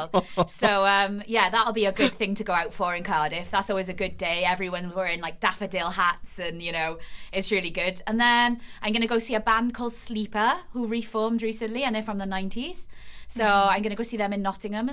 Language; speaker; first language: English; native; English